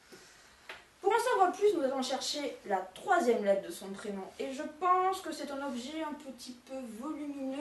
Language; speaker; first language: French; native; French